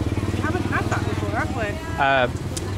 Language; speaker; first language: English; native; English